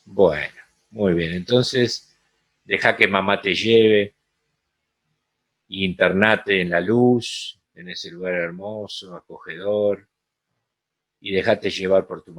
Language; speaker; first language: Spanish; native; Spanish